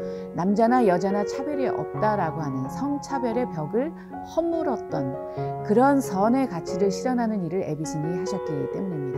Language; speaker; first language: Korean; native; Korean